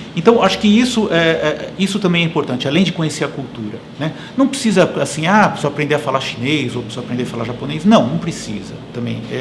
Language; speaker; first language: Portuguese; native; Portuguese